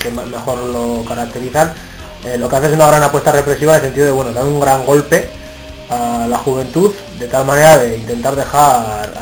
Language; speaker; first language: Spanish; native; Spanish